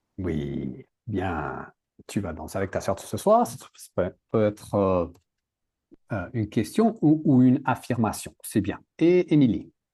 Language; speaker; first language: French; native; French